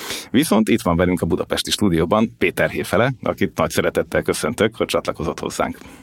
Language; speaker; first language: Hungarian; native; Hungarian